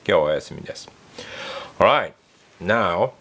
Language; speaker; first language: Japanese; non-native, fluent; English